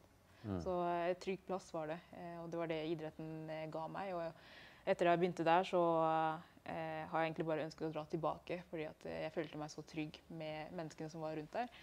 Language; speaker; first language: Norwegian; early bilingual, other home language; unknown